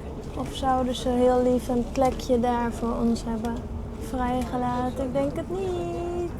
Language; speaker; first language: Dutch; native; Dutch